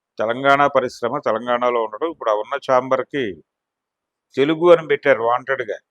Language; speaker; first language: Telugu; native; Telugu